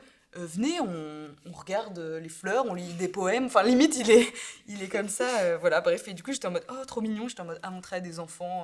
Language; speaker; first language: French; native; French